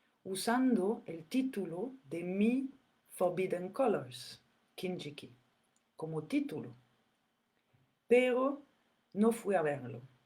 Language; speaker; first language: Spanish; non-native, fluent; French